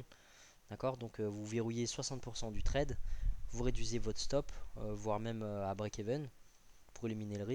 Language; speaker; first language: French; native; French